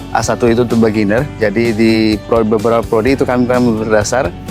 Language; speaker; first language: Indonesian; native; Indonesian